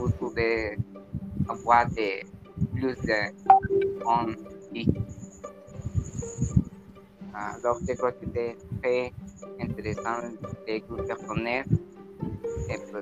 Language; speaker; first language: French; non-native, learner; Spanish